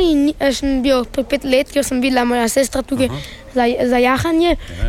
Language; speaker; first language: Slovenian; early bilingual, heritage; Italian